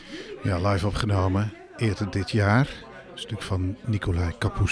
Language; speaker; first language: Dutch; native; Dutch